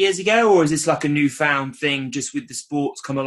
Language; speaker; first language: English; native; English